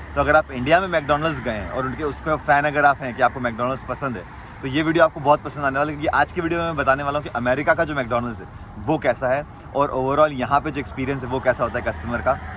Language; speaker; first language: Hindi; native; Hindi